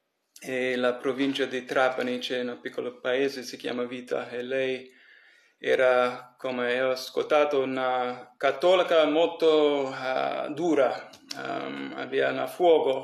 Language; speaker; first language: Italian; early bilingual, heritage; English